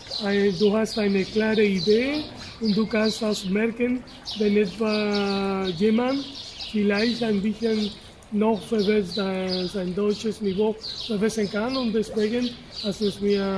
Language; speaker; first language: German; non-native, fluent; Spanish